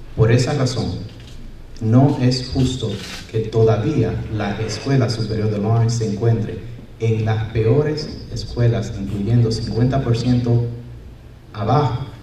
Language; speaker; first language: Spanish; early bilingual, other home language; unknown